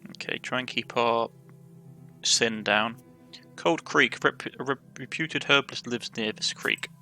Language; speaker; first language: English; native; English